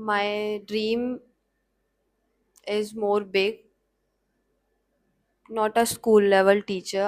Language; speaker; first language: English; non-native, learner; Urdu